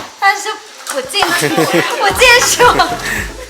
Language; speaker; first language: Chinese; non-native, fluent; Thai